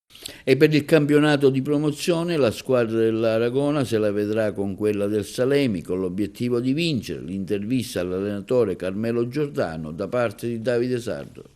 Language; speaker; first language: Italian; native; Italian